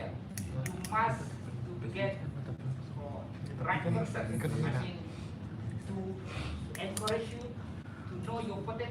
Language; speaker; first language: English; non-native, fluent; Indonesian